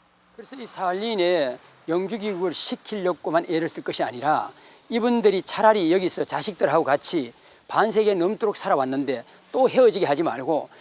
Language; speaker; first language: Korean; early bilingual, heritage; Korean